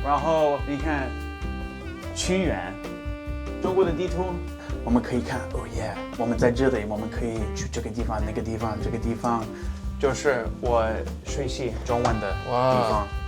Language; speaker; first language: Chinese; non-native, fluent; English